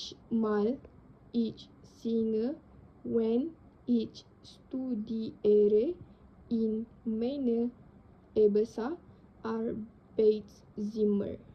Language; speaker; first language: German; non-native, learner; Indonesian